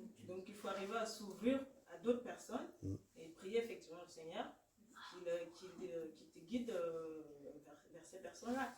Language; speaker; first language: French; native; French